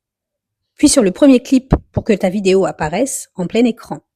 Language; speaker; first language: French; native; French